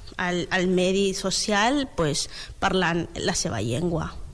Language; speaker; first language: Catalan; non-native, learner; Spanish